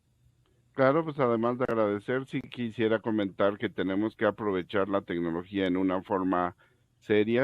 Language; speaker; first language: Spanish; native; Spanish